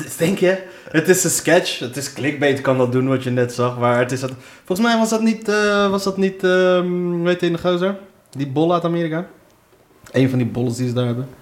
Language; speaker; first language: Dutch; early bilingual, other home language; Arabic